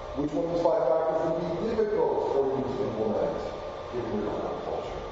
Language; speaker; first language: English; non-native, fluent; Spanish